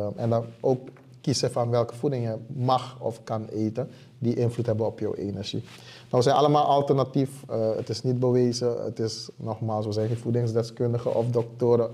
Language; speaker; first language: Dutch; native; Dutch